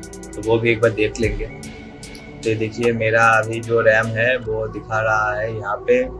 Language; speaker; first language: Hindi; non-native, local second language; Bangla